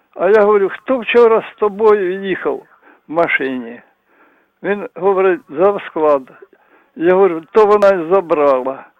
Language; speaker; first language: Ukrainian; non-native, local second language; Russian